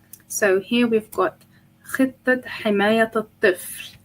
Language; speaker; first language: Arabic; non-native, fluent; English